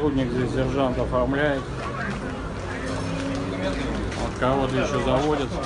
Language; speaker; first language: Russian; native; Russian